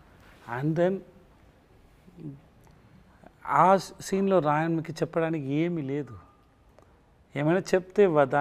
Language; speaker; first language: Telugu; non-native, learner; Tamil